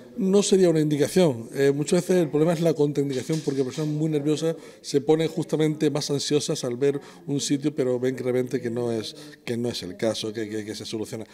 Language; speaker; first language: Spanish; native; Spanish